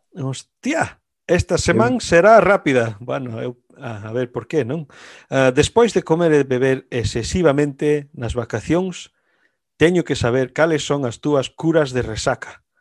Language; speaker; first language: Galician; native; Galician